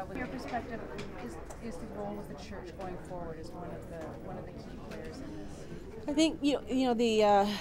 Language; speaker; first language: English; native; English